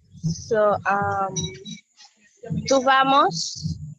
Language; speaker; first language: Spanish; non-native, learner; English